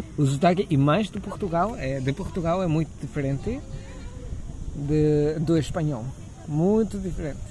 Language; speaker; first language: Portuguese; non-native, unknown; Spanish